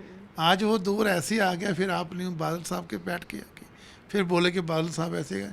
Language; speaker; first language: Hindi; non-native, local second language; Punjabi